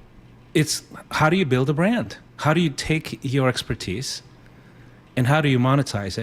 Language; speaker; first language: English; non-native, fluent; Spanish